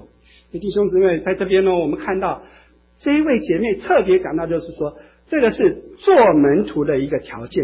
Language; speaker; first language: Chinese; native; Chinese